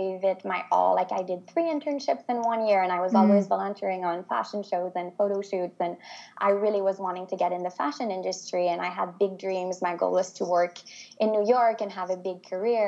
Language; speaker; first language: English; non-native, fluent; French